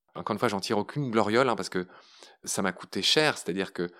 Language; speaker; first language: French; native; French